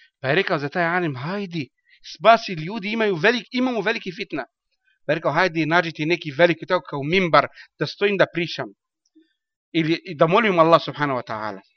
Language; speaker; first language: Bosnian; non-native, learner; Arabic